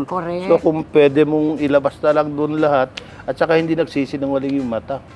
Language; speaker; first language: Filipino; non-native, local second language; Hiligaynon